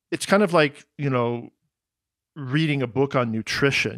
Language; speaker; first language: English; native; English